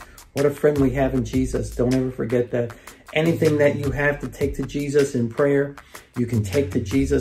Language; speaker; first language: English; native; English